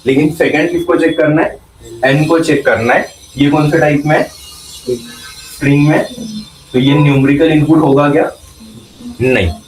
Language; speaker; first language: Hindi; non-native, local second language; Marathi